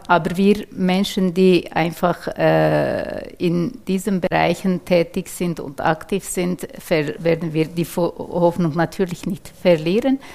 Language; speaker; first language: German; non-native, fluent; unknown